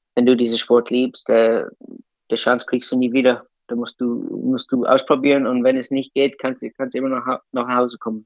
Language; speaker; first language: German; non-native, fluent; English